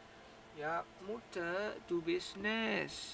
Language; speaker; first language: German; non-native, learner; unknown